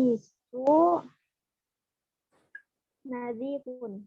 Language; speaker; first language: Arabic; non-native, learner; Indonesian